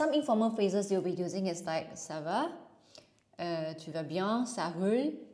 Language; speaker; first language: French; non-native, learner; English